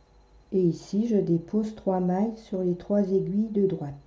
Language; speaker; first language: French; native; French